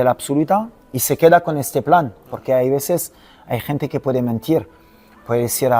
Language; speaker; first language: Spanish; non-native, fluent; French